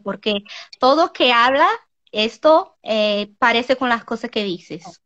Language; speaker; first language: Spanish; non-native, learner; Portuguese